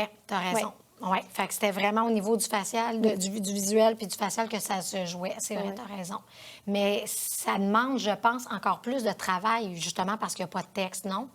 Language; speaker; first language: French; native; French